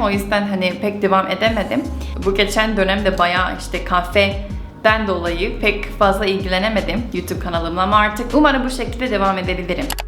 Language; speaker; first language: Turkish; non-native, fluent; Korean